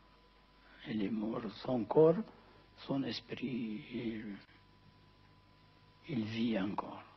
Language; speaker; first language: French; non-native, fluent; Amharic